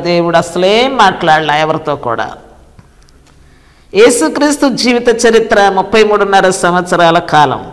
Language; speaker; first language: Telugu; native; Telugu